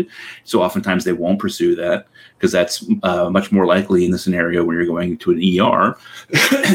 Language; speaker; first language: English; native; English